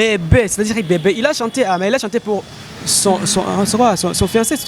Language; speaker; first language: French; non-native, local second language; Rundi